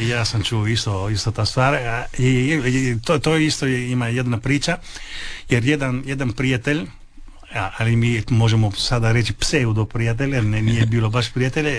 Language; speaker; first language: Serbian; early bilingual, heritage; Italian